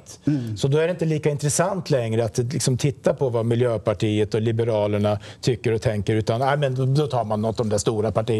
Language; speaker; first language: Swedish; native; Swedish